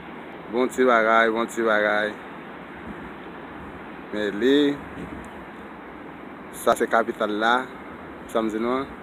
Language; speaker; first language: French; non-native, learner; Haitian Creole